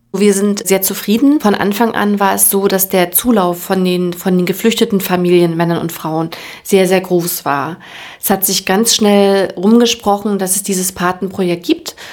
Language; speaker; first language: German; native; German